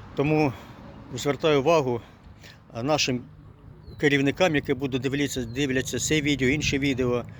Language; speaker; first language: Ukrainian; native; Ukrainian